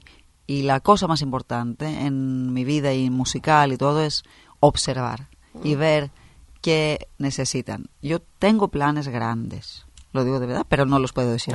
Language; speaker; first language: Spanish; non-native, fluent; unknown